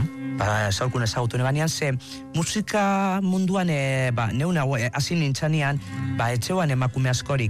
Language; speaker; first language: Basque; native; Basque